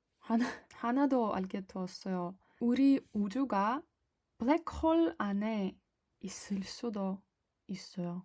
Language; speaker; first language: Korean; non-native, fluent; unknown